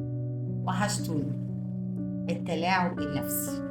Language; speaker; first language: Arabic; native; Arabic